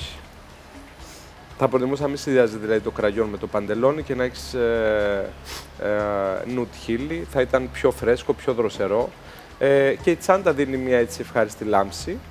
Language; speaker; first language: Greek; native; Greek